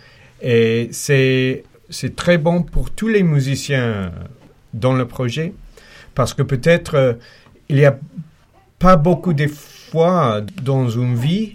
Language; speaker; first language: French; non-native, fluent; English